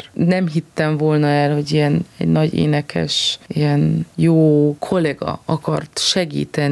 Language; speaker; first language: Hungarian; early bilingual, heritage; Hungarian